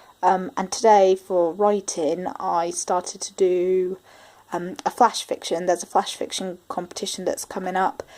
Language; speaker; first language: English; native; English